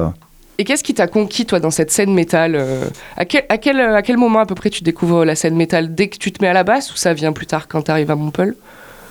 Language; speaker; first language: French; native; French